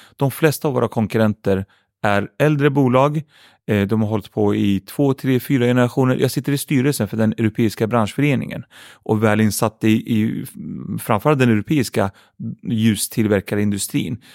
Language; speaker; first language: Swedish; early bilingual, other home language; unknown